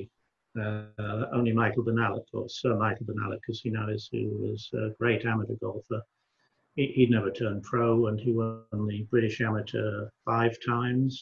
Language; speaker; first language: English; native; English